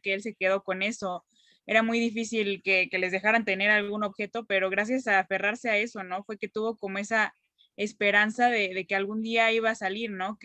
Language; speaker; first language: Spanish; native; Spanish